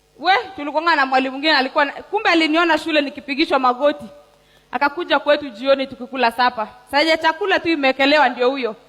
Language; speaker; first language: Swahili; non-native, local second language; Kalenjin